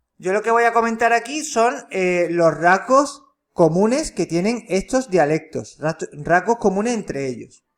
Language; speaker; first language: Spanish; native; Spanish